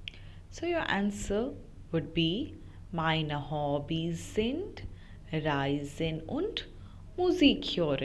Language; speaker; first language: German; non-native, fluent; Hindi